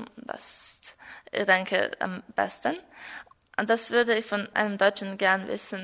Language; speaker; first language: German; non-native, learner; Serbian